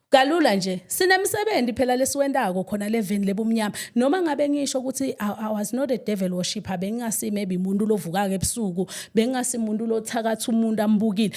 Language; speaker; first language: Zulu; non-native, local second language; Swati